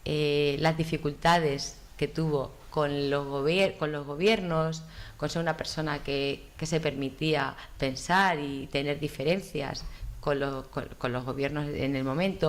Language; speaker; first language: Spanish; native; Spanish